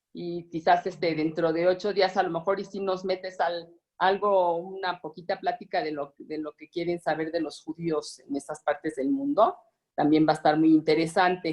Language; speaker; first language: Spanish; native; Spanish